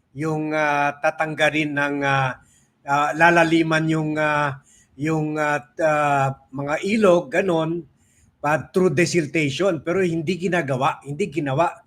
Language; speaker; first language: Filipino; native; Filipino